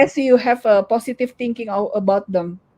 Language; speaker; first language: English; non-native, learner; Indonesian